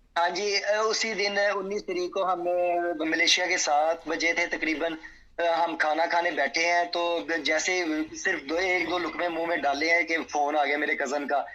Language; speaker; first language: Urdu; non-native, local second language; Punjabi